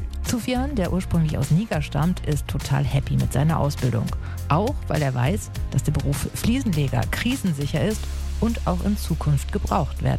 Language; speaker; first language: German; native; German